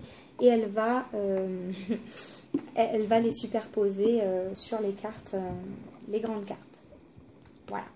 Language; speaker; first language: French; native; French